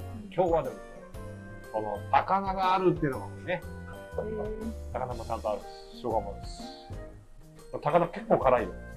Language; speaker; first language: Japanese; native; Japanese